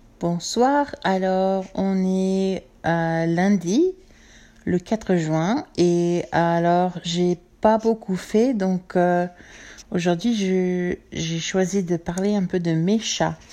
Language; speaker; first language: French; non-native, learner; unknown